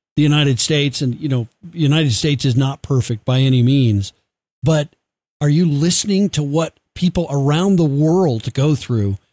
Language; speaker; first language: English; native; English